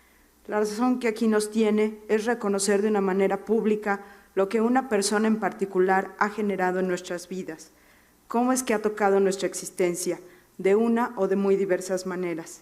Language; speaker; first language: Spanish; native; Spanish